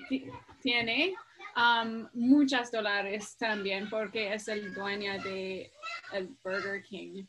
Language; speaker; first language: Spanish; non-native, learner; English